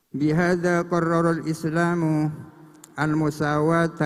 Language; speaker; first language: Arabic; non-native, fluent; Indonesian